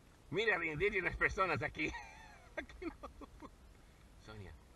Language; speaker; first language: Spanish; non-native, learner; English